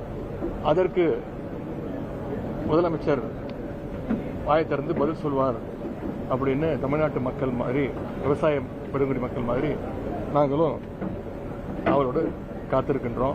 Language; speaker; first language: Tamil; native; Tamil